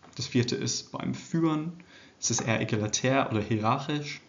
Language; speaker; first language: German; early bilingual, heritage; English